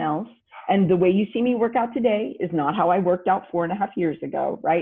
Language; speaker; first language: English; native; English